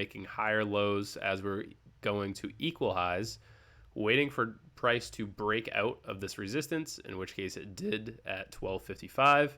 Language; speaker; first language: English; native; English